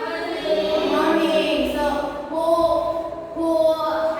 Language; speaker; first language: English; non-native, fluent; Indonesian